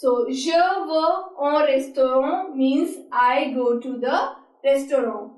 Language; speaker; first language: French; non-native, fluent; Hindi